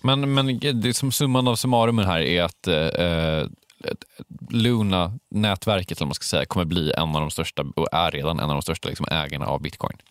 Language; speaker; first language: Swedish; native; Swedish